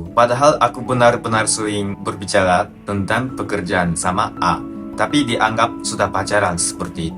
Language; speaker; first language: Indonesian; non-native, fluent; Japanese